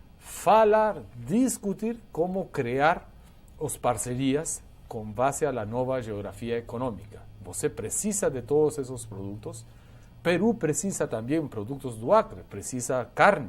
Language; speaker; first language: Portuguese; non-native, learner; Spanish